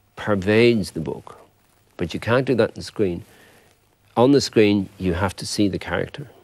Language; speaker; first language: English; native; English